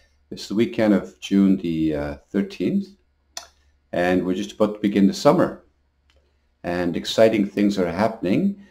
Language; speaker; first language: English; native; English